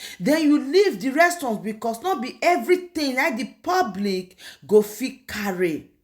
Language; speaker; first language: Nigerian Pidgin; non-native, local second language; Igbo